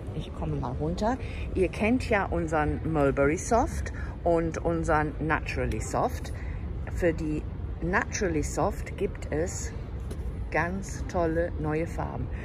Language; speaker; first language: German; non-native, fluent; English